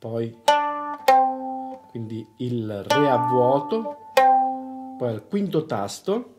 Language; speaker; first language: Italian; native; Italian